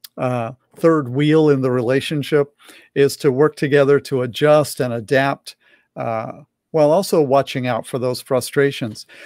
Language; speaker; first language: English; native; English